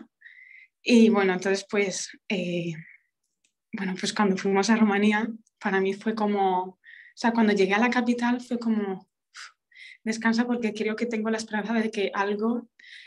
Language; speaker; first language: Spanish; early bilingual, other home language; Romanian